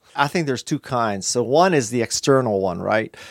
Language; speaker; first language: English; native; English